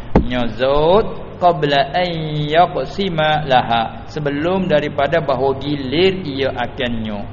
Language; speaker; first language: Malay; native; Malay